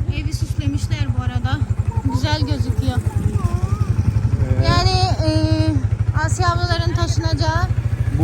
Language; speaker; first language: Turkish; non-native, fluent; Urdu